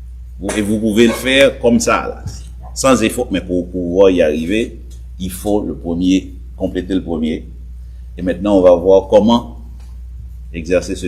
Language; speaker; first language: French; native; French